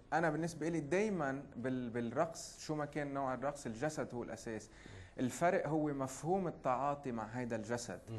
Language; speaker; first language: Arabic; native; Arabic